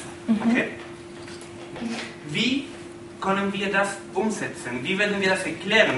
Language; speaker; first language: German; non-native, learner; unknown